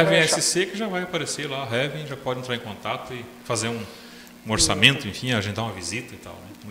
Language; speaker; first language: Portuguese; native; Portuguese